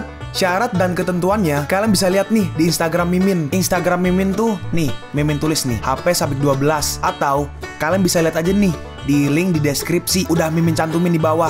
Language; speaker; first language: Indonesian; native; Indonesian